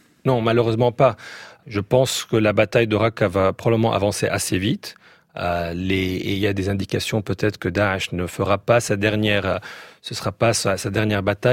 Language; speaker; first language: French; native; French